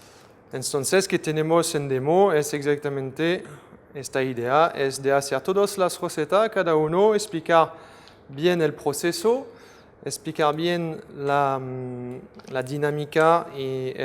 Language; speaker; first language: Spanish; non-native, fluent; French